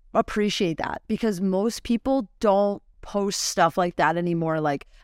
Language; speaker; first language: English; native; English